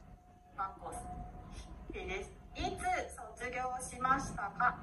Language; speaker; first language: Japanese; non-native, learner; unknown